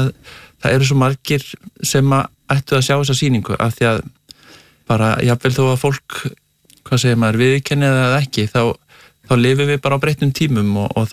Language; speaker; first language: Icelandic; native; Icelandic